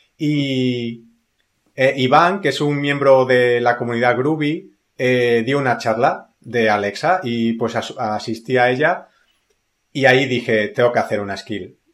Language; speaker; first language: Spanish; native; Spanish